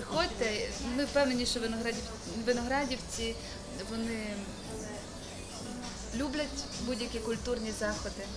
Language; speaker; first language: Ukrainian; native; Ukrainian